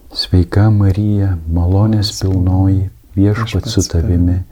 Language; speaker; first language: Lithuanian; native; Lithuanian